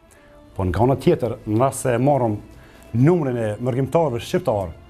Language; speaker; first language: Albanian; native; Albanian